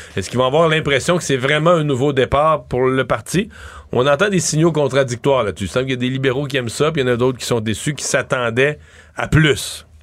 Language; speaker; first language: French; native; French